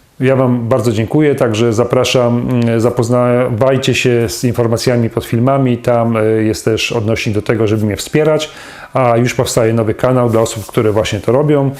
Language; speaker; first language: Polish; native; Polish